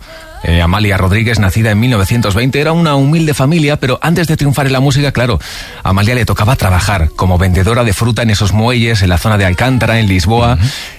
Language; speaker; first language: Spanish; native; Spanish